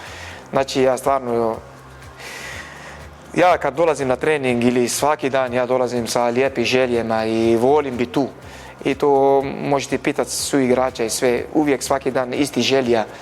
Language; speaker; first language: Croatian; non-native, learner; Arabic